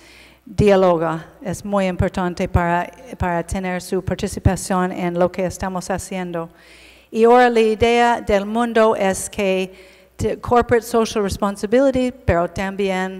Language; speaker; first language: Spanish; non-native, learner; English